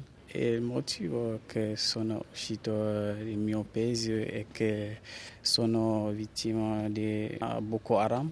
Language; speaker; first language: Italian; non-native, learner; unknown